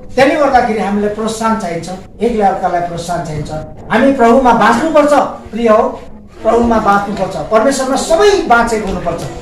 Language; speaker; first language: Nepali; non-native, local second language; Limbu